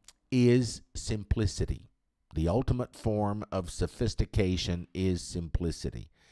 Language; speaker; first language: English; non-native, fluent; Portuguese